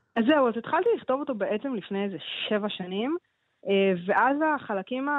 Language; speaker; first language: Hebrew; native; Hebrew